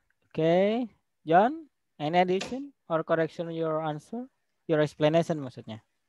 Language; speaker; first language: English; non-native, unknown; Indonesian